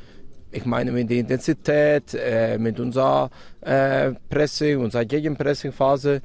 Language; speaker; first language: German; non-native, fluent; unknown